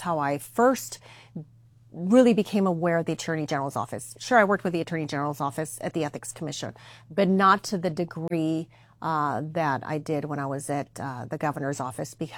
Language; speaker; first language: English; early bilingual, other home language; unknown